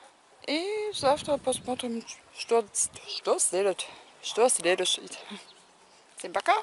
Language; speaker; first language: Russian; non-native, learner; German